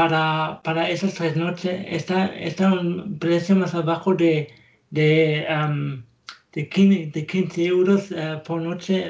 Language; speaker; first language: Spanish; non-native, learner; German